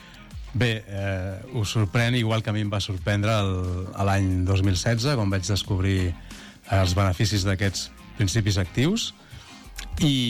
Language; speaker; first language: Catalan; native; Catalan